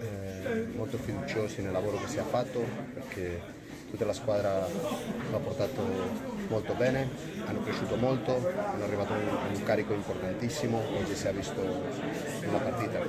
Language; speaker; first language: Italian; non-native, fluent; Spanish